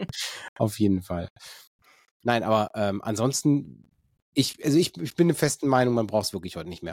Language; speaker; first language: German; native; German